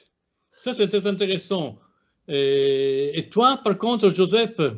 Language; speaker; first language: French; non-native, fluent; Italian